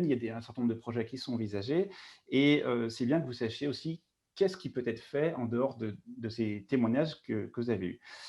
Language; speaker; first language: French; native; French